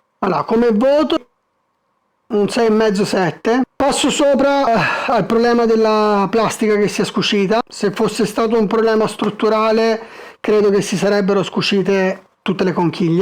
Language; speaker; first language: Italian; native; Italian